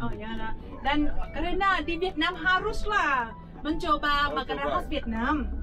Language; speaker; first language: Indonesian; non-native, fluent; Vietnamese